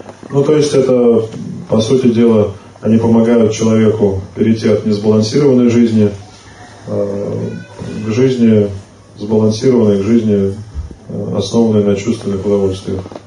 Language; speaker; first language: Russian; native; Russian